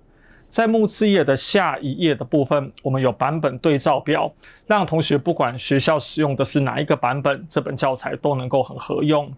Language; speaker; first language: Chinese; native; Chinese